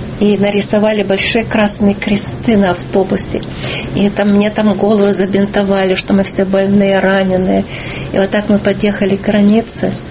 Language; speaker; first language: Russian; early bilingual, heritage; Russian